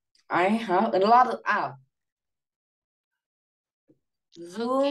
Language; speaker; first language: English; non-native, learner; Vietnamese